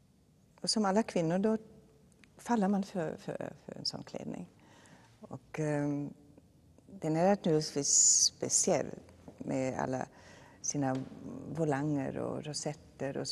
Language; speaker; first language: Swedish; non-native, fluent; German